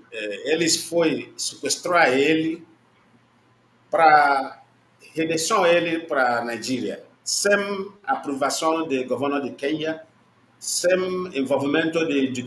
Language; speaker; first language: Portuguese; non-native, learner; Igbo